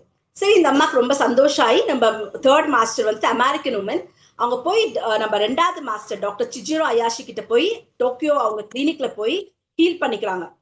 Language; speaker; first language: Tamil; native; Tamil